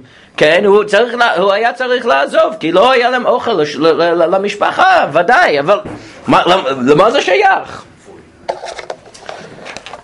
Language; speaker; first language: Hebrew; non-native, fluent; English